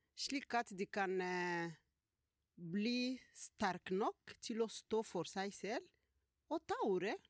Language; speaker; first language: Norwegian; non-native, fluent; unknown